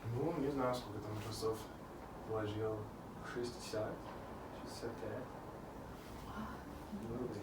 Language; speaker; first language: Russian; non-native, fluent; English